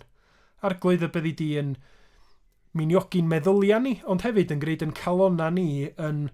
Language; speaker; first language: Welsh; native; Welsh